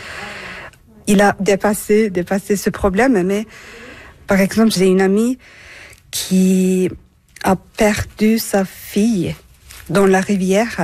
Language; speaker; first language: French; non-native, fluent; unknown